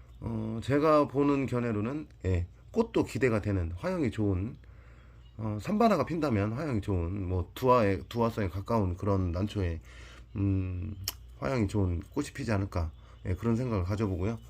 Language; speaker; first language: Korean; native; Korean